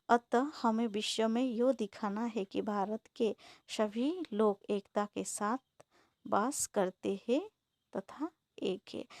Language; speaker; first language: Hindi; non-native, local second language; Assamese